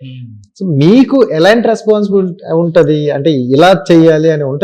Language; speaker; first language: Telugu; native; Telugu